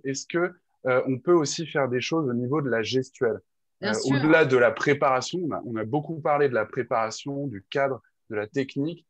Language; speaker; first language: French; native; French